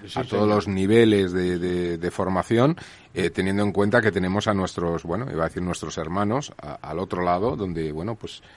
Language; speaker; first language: Spanish; native; Spanish